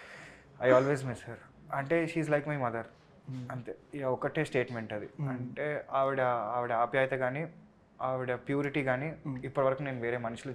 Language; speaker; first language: Telugu; native; Telugu